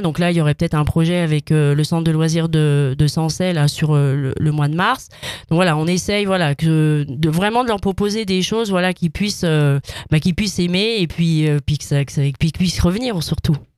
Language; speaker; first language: French; native; French